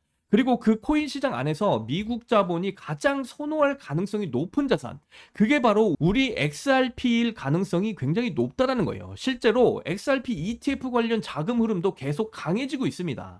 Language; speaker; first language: Korean; native; Korean